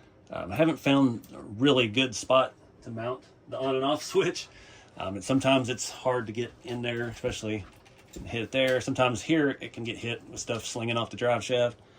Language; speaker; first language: English; native; English